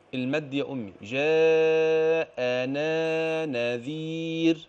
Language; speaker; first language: Arabic; native; Arabic